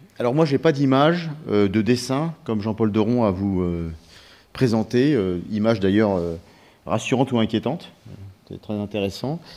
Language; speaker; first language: French; native; French